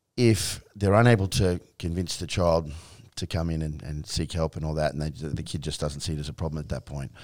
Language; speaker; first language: English; native; English